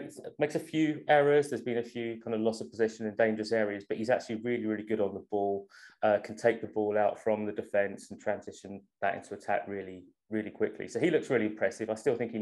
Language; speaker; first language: English; native; English